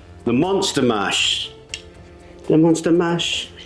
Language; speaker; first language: English; native; English